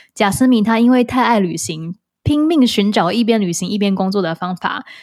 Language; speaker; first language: Chinese; native; Chinese